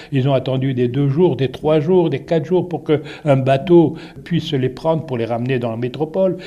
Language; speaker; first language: French; native; French